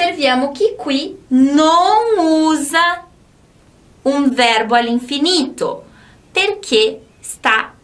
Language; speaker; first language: Italian; non-native, fluent; Portuguese